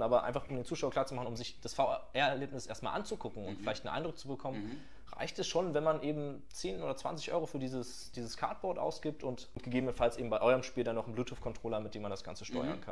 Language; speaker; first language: German; native; German